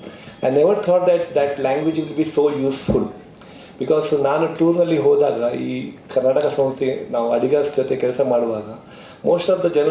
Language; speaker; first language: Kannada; non-native, local second language; Tulu